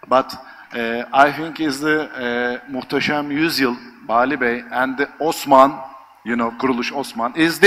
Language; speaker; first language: English; non-native, learner; Turkish